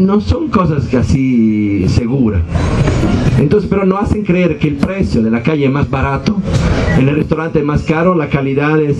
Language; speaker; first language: Spanish; non-native, fluent; Italian